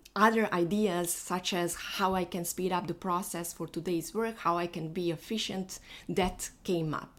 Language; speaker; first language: English; non-native, fluent; Bosnian